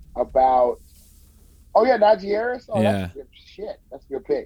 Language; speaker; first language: English; native; English